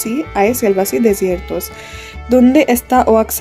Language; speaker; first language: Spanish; non-native, fluent; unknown